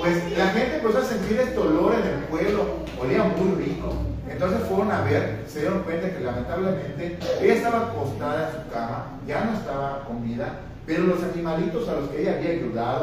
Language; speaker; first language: Spanish; native; Spanish